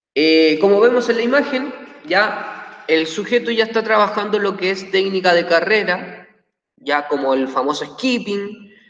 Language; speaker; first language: Spanish; native; Spanish